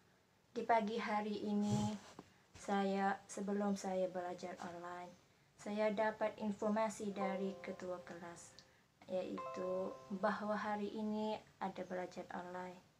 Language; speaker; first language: Indonesian; non-native, learner; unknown